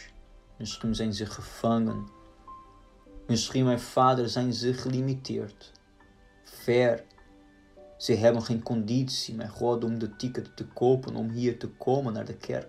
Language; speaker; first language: Dutch; non-native, fluent; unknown